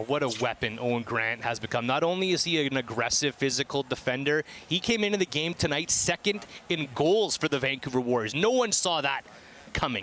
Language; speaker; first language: English; native; English